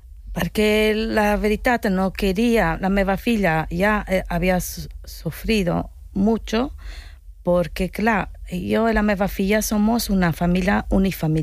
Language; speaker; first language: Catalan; non-native, learner; Italian